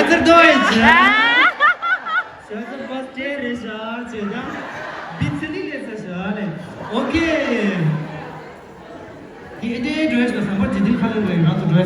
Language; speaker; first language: German; non-native, learner; Tibetan